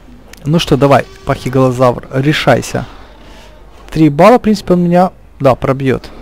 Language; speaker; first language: Russian; native; Russian